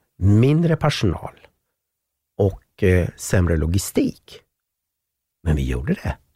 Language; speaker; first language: Swedish; non-native, fluent; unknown